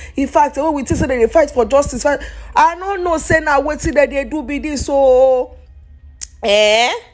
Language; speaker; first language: Nigerian Pidgin; non-native, local second language; Yoruba